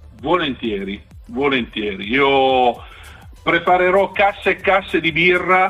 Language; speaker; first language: Italian; native; Italian